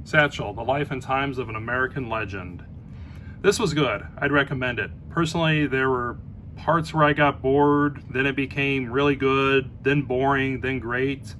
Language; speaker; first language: English; native; English